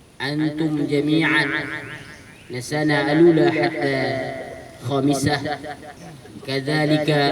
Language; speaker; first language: Arabic; non-native, fluent; Indonesian